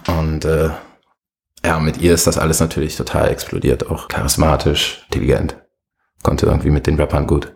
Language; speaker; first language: German; early bilingual, other home language; Arabic